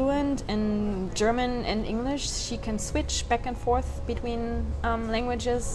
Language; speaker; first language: English; non-native, fluent; German